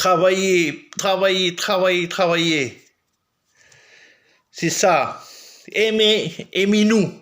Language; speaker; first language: French; non-native, local second language; Arabic